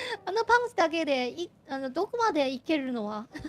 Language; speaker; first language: Japanese; non-native, fluent; Chinese